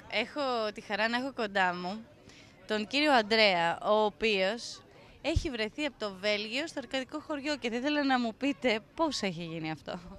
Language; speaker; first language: Greek; native; Greek